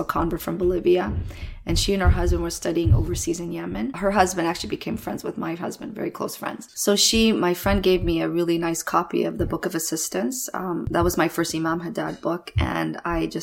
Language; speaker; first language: English; native; English